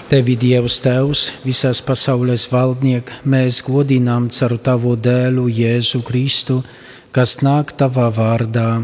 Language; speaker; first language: Latvian; non-native, fluent; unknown